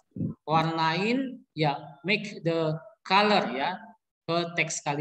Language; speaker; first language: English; non-native, learner; Indonesian